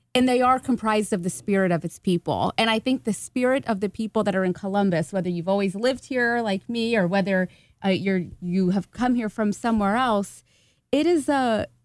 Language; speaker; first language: English; native; English